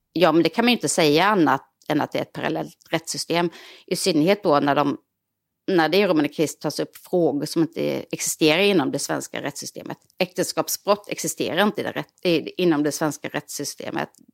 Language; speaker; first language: Swedish; native; Swedish